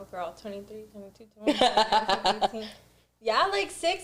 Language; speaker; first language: English; native; English